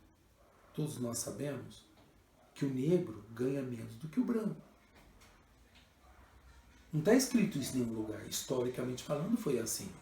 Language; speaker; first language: Portuguese; native; Portuguese